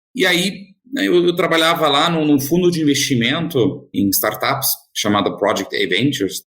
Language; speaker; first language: Portuguese; non-native, fluent; German